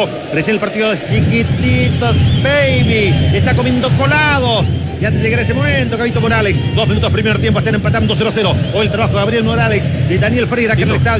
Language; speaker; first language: Spanish; native; Spanish